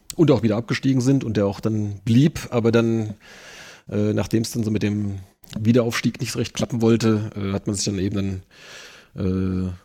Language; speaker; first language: German; native; German